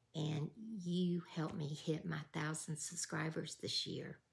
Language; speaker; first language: English; native; English